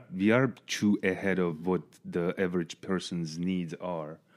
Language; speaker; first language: English; non-native, fluent; Czech